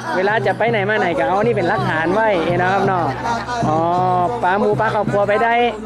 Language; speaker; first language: Thai; native; Thai